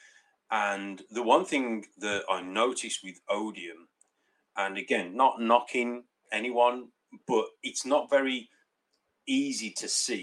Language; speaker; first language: English; native; English